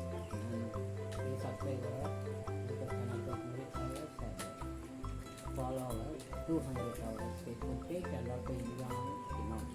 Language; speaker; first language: English; non-native, local second language; Filipino